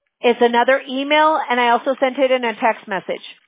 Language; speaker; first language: English; early bilingual, other home language; Spanish